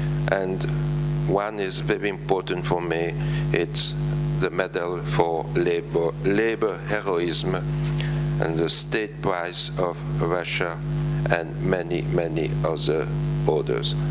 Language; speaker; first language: English; non-native, fluent; French